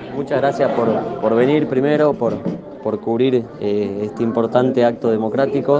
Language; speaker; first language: Spanish; native; Spanish